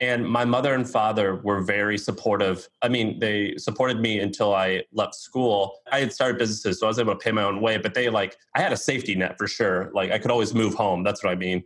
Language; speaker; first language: English; native; English